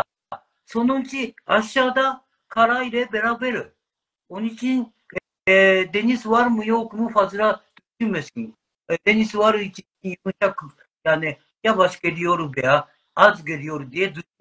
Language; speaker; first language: Turkish; non-native, learner; Japanese